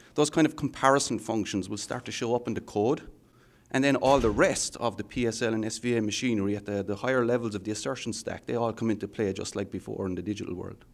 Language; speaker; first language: English; native; English